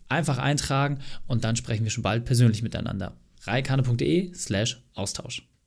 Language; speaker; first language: German; native; German